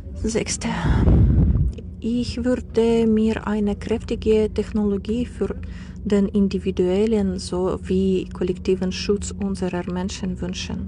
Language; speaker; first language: German; non-native, fluent; Ukrainian